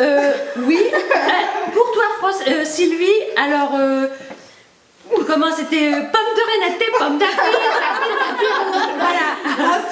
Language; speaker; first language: French; native; French